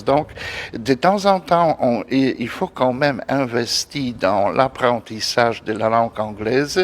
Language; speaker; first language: French; non-native, fluent; Polish